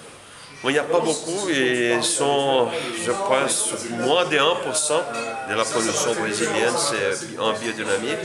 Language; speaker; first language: French; non-native, learner; Portuguese